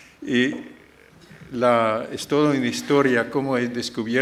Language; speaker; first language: Spanish; non-native, fluent; Dutch